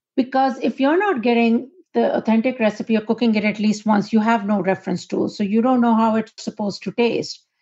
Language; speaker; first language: English; non-native, local second language; Urdu